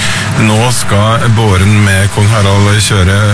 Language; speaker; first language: Norwegian; native; Norwegian